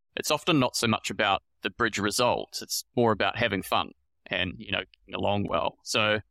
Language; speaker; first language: English; native; English